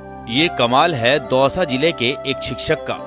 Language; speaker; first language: Hindi; native; Hindi